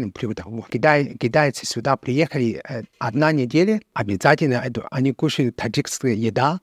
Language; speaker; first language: Russian; non-native, learner; Chinese